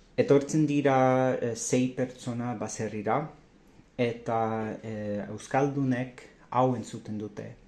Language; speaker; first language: Basque; non-native, fluent; English